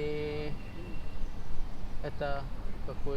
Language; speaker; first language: Russian; non-native, learner; Urdu